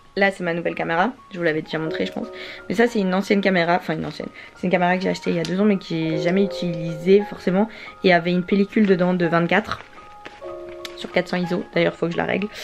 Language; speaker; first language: French; native; French